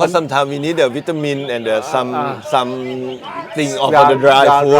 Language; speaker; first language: English; non-native, learner; Thai